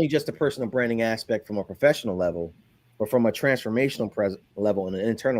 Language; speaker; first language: English; native; English